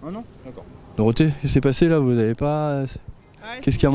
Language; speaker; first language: French; native; French